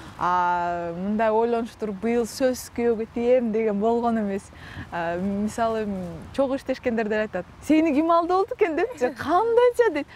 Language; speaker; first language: Kyrgyz; non-native, local second language; Russian